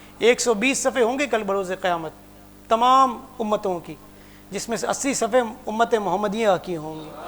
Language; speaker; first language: Urdu; non-native, local second language; Punjabi